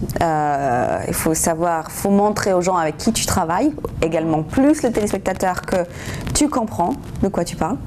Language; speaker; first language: French; non-native, fluent; English